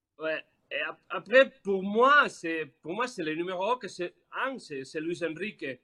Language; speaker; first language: French; non-native, learner; Spanish